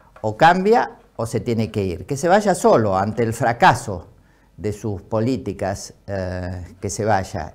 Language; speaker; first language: Spanish; native; Spanish